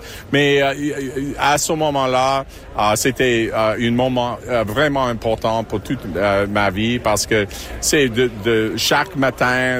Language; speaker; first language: French; non-native, local second language; English